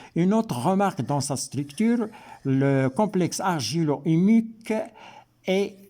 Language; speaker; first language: French; non-native, local second language; Arabic